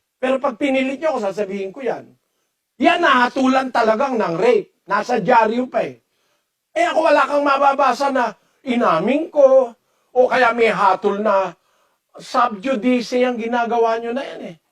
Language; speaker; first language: Filipino; native; Filipino